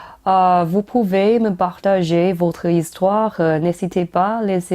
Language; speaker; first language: French; non-native, learner; Chinese